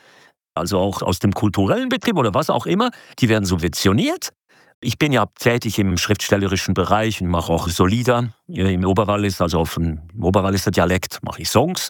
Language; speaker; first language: German; native; German